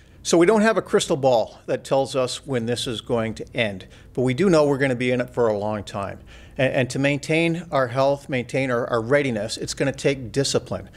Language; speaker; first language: English; native; English